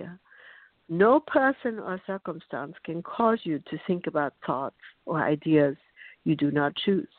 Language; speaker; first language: English; non-native, fluent; German